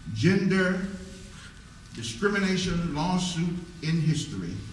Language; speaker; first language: English; native; English